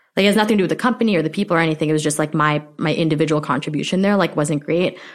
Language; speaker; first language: English; early bilingual, other home language; Filipino